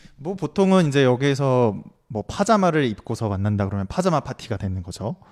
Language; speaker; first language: Korean; native; Korean